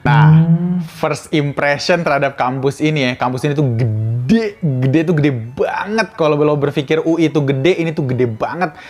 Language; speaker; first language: Indonesian; native; Indonesian